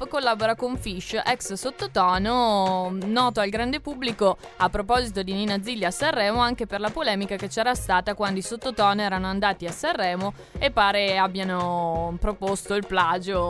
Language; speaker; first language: Italian; native; Italian